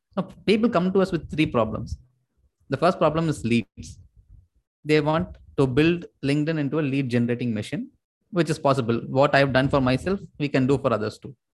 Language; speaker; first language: English; non-native, local second language; Tamil